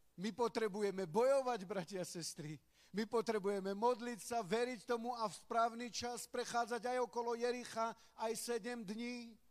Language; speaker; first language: Slovak; non-native, local second language; Romany